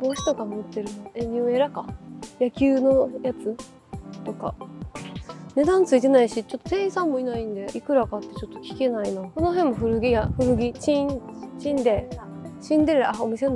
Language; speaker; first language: Japanese; native; Japanese